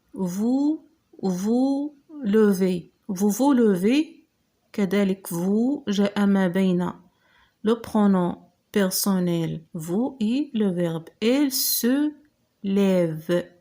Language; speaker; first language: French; non-native, local second language; Arabic